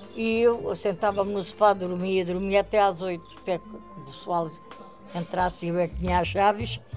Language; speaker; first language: Portuguese; native; Portuguese